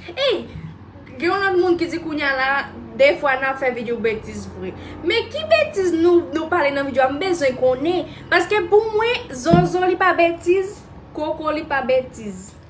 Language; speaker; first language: Haitian Creole; non-native, fluent; Portuguese